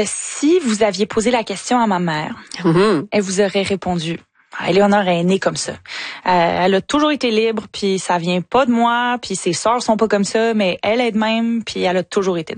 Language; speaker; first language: French; native; French